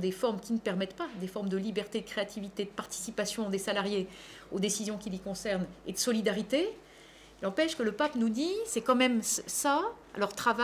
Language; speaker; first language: French; native; French